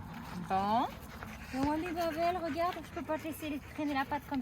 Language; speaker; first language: French; native; French